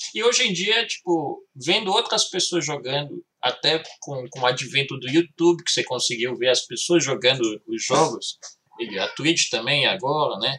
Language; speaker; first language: Portuguese; early bilingual, heritage; Portuguese